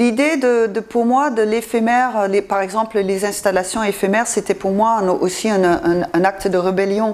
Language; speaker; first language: French; non-native, fluent; Dutch